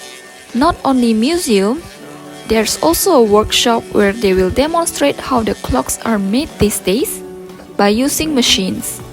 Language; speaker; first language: English; non-native, fluent; Indonesian